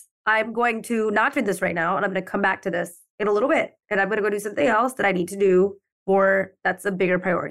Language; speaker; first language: English; native; English